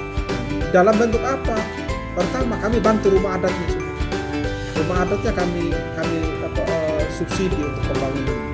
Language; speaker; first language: Indonesian; non-native, local second language; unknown